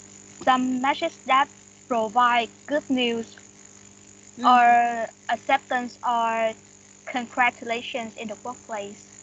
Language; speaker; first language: English; non-native, learner; Vietnamese